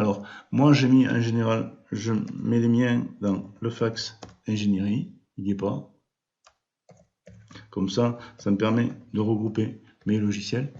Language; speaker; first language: French; native; French